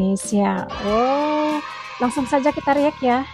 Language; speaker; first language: Indonesian; native; Indonesian